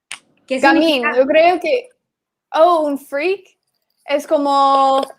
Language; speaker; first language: Spanish; non-native, fluent; English